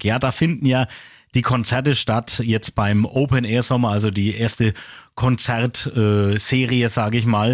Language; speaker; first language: German; native; German